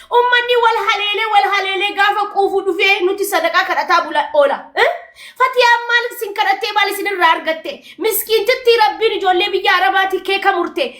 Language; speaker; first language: Oromo; non-native, local second language; Amharic